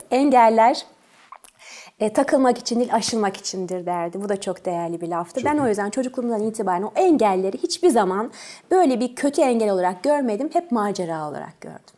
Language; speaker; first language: Turkish; early bilingual, other home language; French